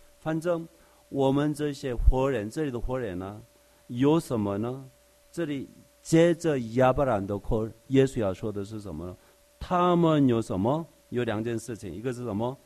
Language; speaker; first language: Chinese; non-native, fluent; Korean